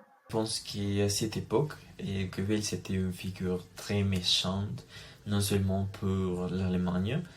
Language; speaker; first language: French; non-native, learner; Spanish